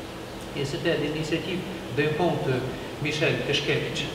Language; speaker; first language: French; non-native, learner; Ukrainian